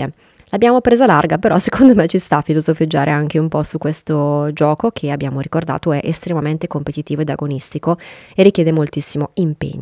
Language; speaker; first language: Italian; native; Italian